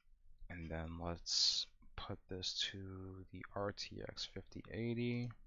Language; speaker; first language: English; native; English